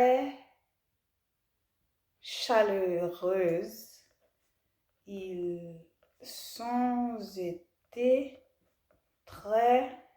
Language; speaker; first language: French; non-native, learner; English